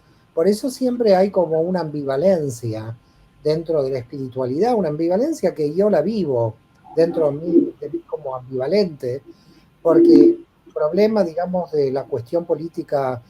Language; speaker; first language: Spanish; native; Spanish